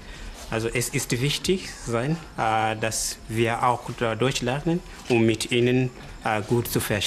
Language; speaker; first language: German; non-native, fluent; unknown